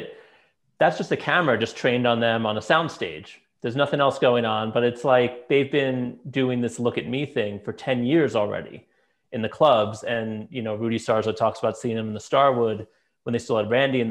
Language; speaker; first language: English; native; English